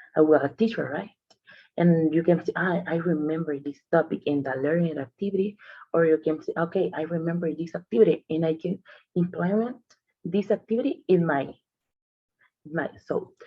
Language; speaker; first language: English; non-native, learner; Spanish